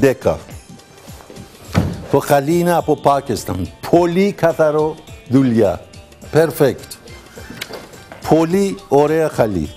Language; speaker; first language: Greek; non-native, fluent; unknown